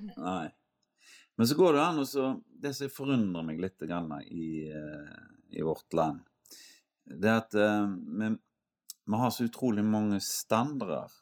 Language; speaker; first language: Norwegian; native; Norwegian